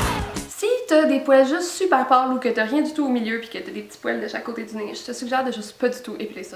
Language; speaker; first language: French; native; French